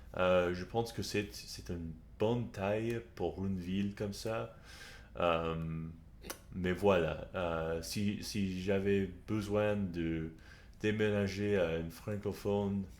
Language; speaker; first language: French; non-native, learner; English